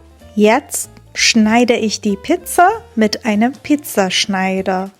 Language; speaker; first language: German; non-native, fluent; Persian